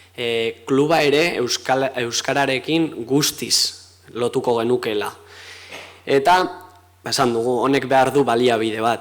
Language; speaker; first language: Basque; native; Basque